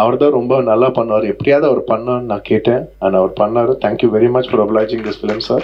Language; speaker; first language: Tamil; non-native, local second language; Telugu